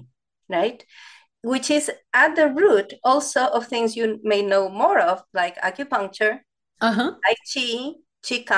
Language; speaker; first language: English; non-native, fluent; Spanish